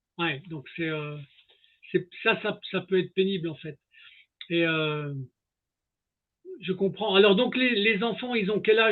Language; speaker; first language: French; native; French